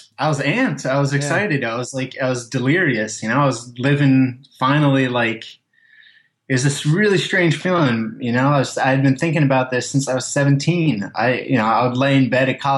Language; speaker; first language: English; native; English